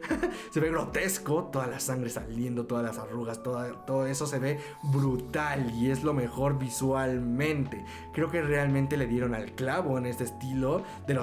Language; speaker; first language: Spanish; native; Spanish